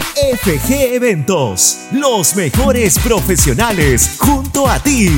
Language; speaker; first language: Spanish; native; Spanish